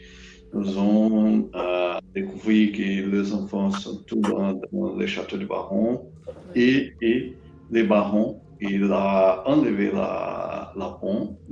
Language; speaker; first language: French; non-native, learner; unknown